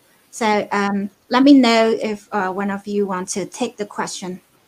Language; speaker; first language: English; non-native, fluent; Chinese